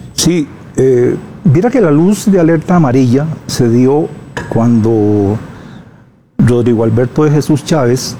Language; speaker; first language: Spanish; native; Spanish